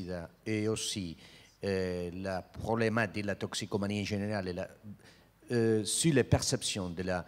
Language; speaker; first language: French; non-native, learner; Spanish